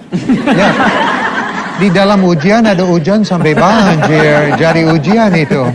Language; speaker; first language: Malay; non-native, fluent; English